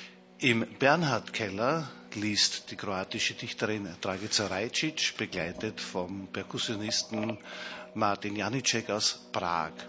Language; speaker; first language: German; native; German